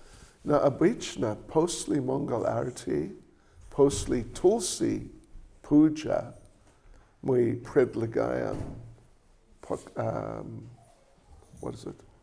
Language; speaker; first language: Russian; non-native, learner; English